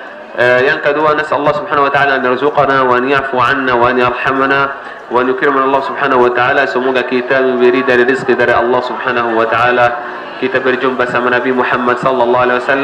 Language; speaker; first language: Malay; non-native, learner; Arabic